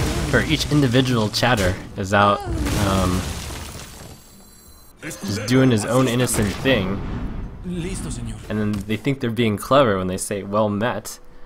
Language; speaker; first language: English; native; English